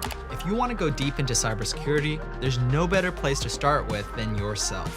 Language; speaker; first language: English; native; English